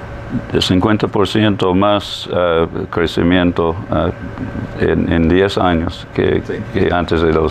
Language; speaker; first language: Spanish; non-native, fluent; English